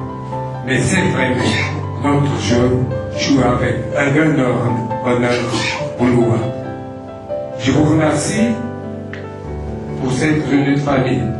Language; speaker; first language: French; non-native, fluent; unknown